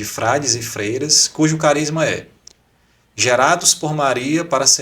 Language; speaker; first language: Portuguese; native; Portuguese